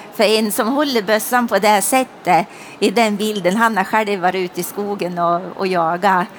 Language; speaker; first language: Swedish; native; Swedish